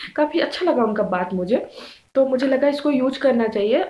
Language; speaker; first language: Hindi; non-native, local second language; Odia